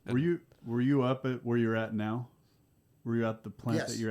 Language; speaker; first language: English; native; English